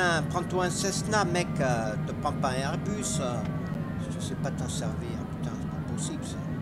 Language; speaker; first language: French; native; French